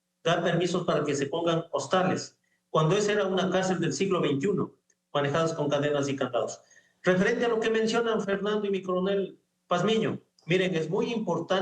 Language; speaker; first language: Spanish; native; Spanish